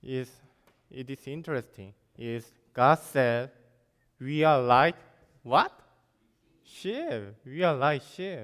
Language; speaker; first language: English; non-native, learner; Korean